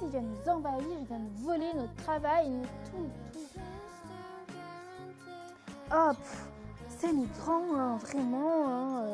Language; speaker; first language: French; native; French